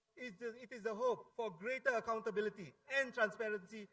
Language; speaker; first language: English; non-native, local second language; Malay